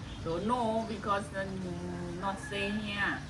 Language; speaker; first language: English; non-native, learner; Thai